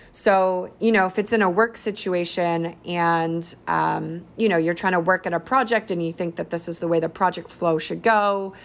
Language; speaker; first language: English; native; English